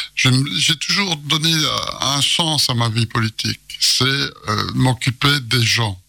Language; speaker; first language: French; native; French